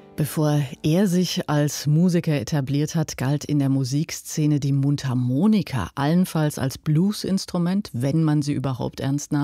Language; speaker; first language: German; native; German